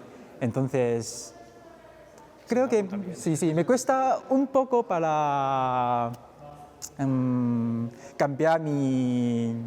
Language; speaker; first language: Spanish; non-native, fluent; Chinese